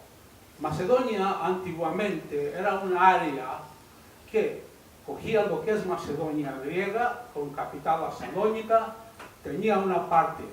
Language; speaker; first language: Spanish; non-native, fluent; Greek